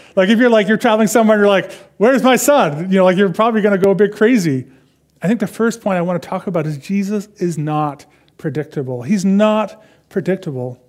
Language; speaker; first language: English; native; English